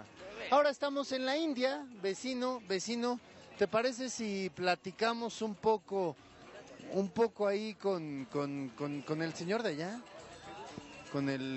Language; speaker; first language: Spanish; native; Spanish